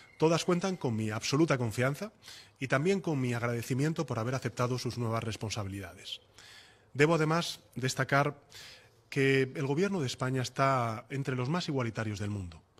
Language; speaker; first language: Spanish; native; Spanish